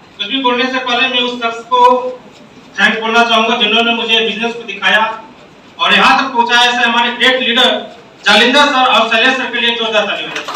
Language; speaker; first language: Hindi; non-native, local second language; Kannada